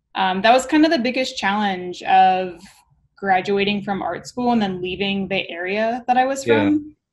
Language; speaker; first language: English; native; English